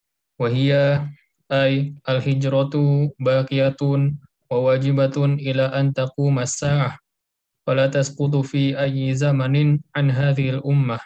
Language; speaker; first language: Arabic; non-native, learner; Indonesian